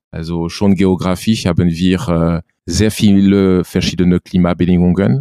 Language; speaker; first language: German; non-native, fluent; French